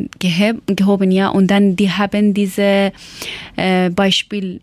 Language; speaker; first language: German; non-native, learner; Persian